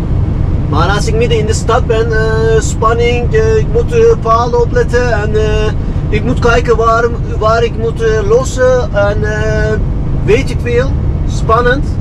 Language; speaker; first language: Dutch; non-native, fluent; Turkish